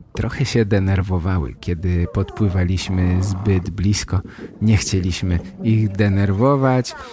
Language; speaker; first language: Polish; native; Polish